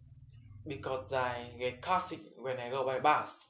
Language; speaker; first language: English; non-native, learner; Vietnamese